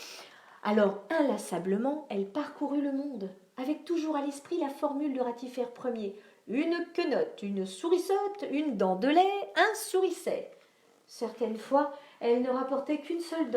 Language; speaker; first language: French; native; French